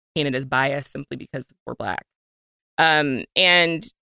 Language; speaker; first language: English; native; English